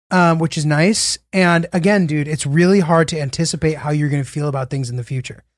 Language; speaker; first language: English; native; English